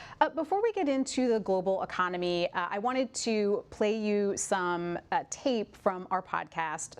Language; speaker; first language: English; native; English